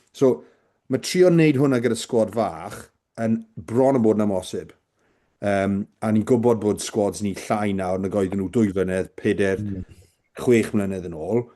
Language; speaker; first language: Welsh; native; Welsh